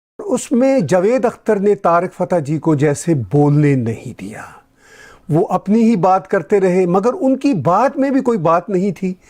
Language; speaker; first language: Urdu; native; Urdu